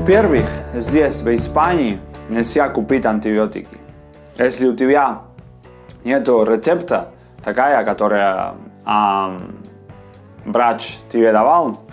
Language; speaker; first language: Russian; non-native, fluent; Spanish